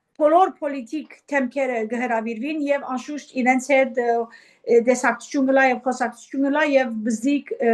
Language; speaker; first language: Armenian; early bilingual, heritage; Armenian